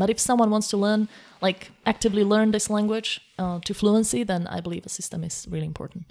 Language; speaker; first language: English; non-native, fluent; Slovak